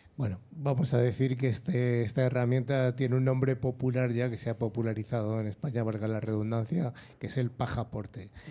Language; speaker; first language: Spanish; native; Spanish